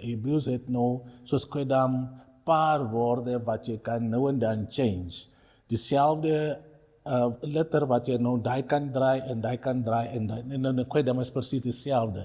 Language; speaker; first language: Afrikaans; non-native, local second language; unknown